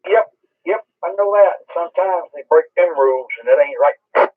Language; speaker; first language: English; native; English